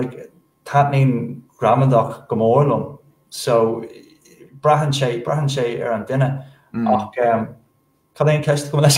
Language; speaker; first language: Irish; non-native, local second language; English